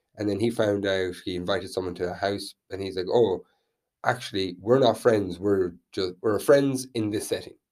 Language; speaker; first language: English; native; English